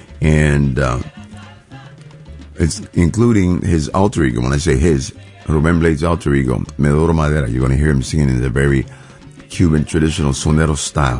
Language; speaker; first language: English; non-native, local second language; Spanish